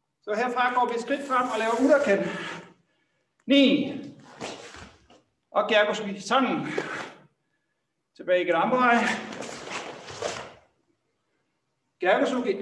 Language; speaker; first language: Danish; native; Danish